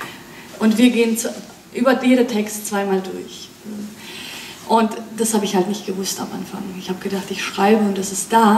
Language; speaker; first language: German; non-native, fluent; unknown